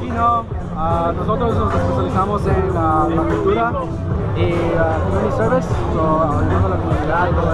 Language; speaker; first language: Spanish; early bilingual, other home language; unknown